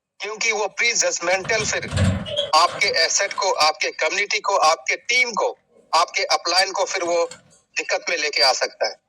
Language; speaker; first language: Hindi; native; Hindi